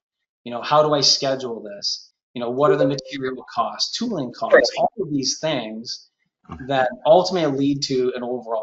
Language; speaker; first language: English; native; English